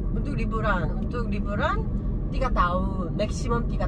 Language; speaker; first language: Indonesian; non-native, learner; Korean